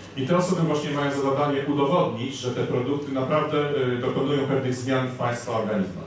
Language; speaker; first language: Polish; native; Polish